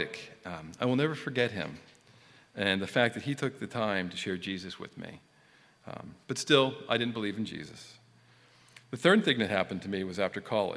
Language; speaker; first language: English; native; English